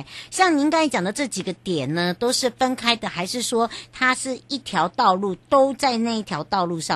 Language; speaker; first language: Chinese; native; Chinese